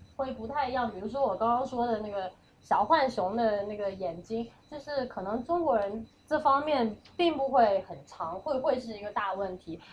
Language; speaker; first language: Chinese; native; Chinese